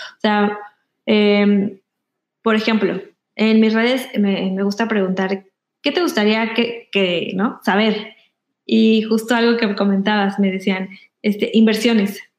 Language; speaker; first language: Spanish; native; Spanish